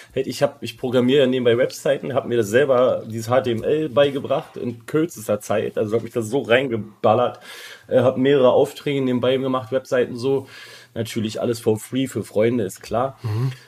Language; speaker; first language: German; native; German